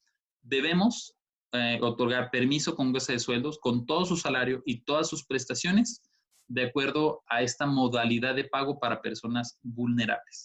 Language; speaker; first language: Spanish; native; Spanish